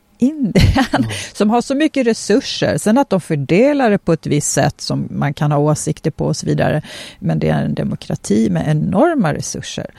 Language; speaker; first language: Swedish; early bilingual, other home language; Polish